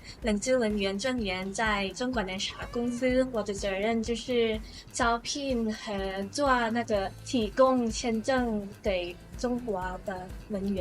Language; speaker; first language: Chinese; non-native, learner; Thai